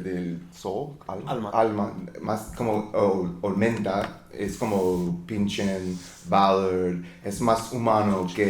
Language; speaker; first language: Spanish; non-native, learner; English